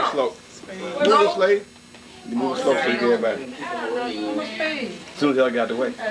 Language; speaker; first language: English; native; English